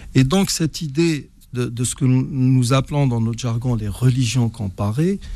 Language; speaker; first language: French; non-native, local second language; Arabic